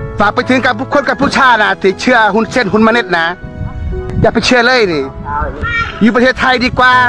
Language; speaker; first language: Thai; non-native, learner; Khmer